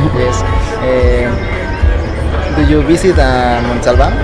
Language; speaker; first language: English; non-native, learner; Spanish